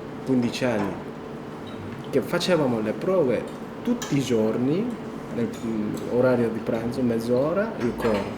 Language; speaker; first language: Italian; non-native, fluent; Korean